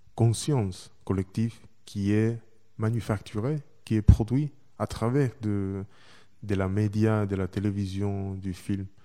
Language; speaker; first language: French; non-native, fluent; Chinese